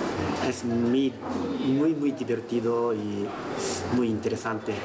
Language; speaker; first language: Spanish; non-native, learner; Japanese